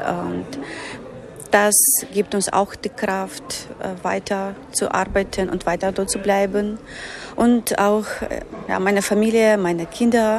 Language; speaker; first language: German; non-native, fluent; Ukrainian